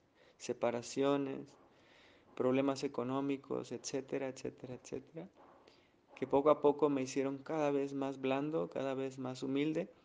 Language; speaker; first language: Spanish; native; Spanish